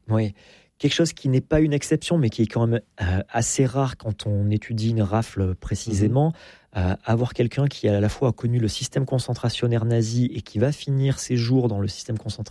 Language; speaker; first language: French; native; French